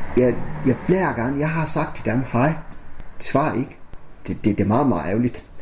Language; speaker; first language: Danish; non-native, learner; Arabic